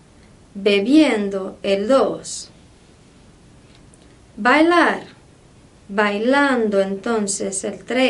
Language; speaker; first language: Spanish; non-native, fluent; Portuguese